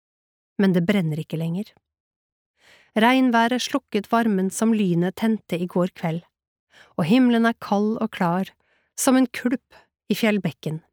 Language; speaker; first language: Norwegian; native; Norwegian